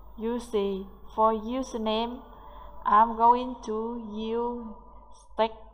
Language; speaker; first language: English; non-native, learner; Vietnamese